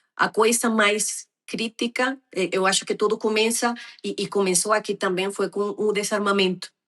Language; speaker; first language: Portuguese; non-native, fluent; Spanish